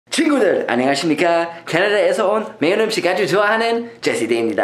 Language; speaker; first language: Korean; non-native, fluent; English